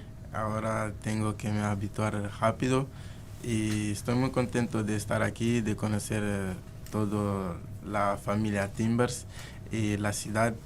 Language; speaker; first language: Spanish; non-native, learner; Portuguese